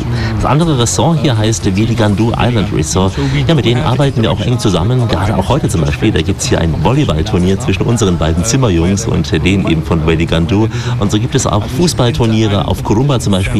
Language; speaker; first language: German; native; German